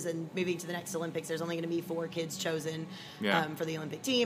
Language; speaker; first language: English; native; English